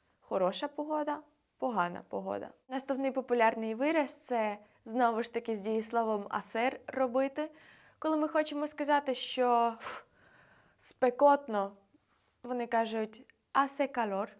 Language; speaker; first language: Ukrainian; native; Ukrainian